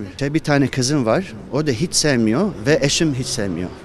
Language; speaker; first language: Turkish; non-native, fluent; Japanese